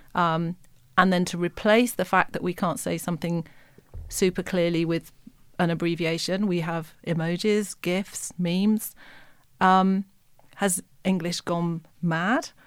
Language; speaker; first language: English; native; English